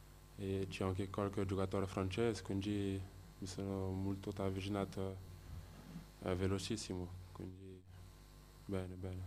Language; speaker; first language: Italian; non-native, fluent; French